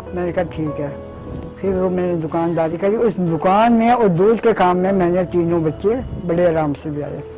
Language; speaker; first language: Hindi; early bilingual, other home language; Punjabi